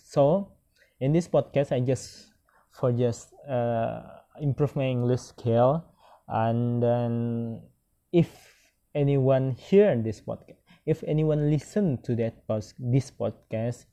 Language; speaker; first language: English; non-native, learner; Minangkabau